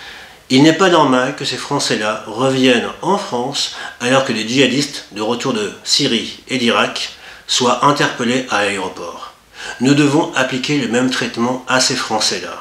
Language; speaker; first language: French; native; French